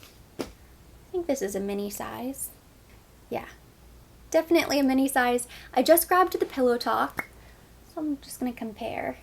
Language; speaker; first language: English; native; English